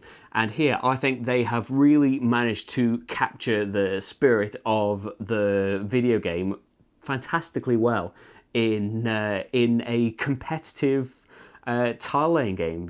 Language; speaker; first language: English; native; English